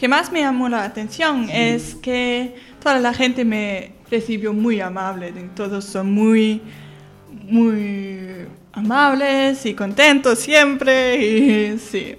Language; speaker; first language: Spanish; non-native, fluent; German